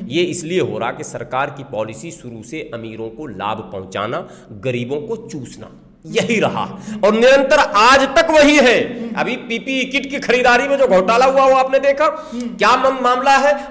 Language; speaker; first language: Hindi; native; Hindi